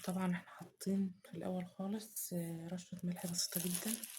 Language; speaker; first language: Arabic; native; Arabic